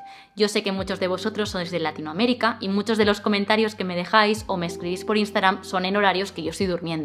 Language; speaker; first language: Spanish; native; Spanish